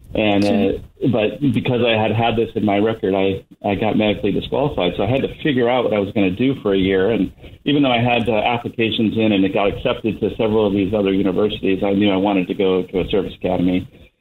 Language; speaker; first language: English; native; English